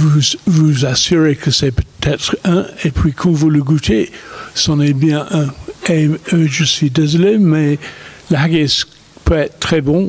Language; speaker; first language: French; non-native, fluent; English